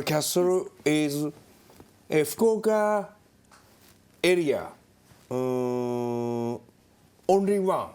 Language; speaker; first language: English; non-native, learner; Japanese